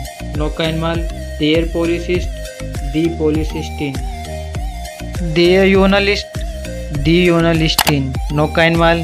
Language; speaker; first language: German; non-native, learner; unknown